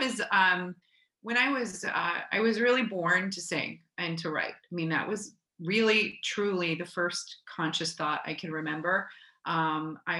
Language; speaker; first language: English; native; English